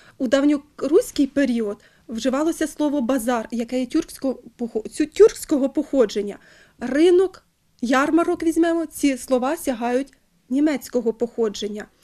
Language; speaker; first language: Ukrainian; native; Ukrainian